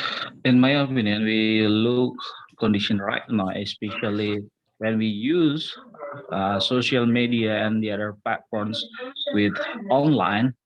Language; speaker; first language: English; non-native, learner; Indonesian